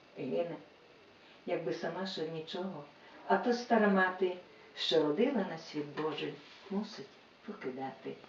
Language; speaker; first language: Ukrainian; native; Ukrainian